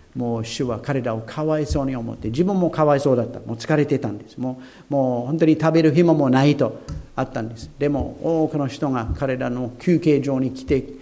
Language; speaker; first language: Japanese; non-native, fluent; English